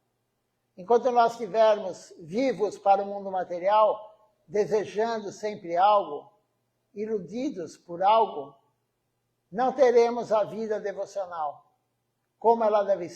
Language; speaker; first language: Portuguese; native; Portuguese